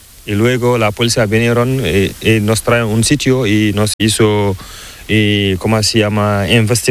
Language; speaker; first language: Spanish; non-native, learner; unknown